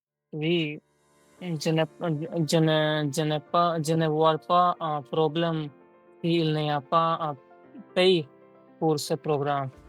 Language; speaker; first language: French; non-native, learner; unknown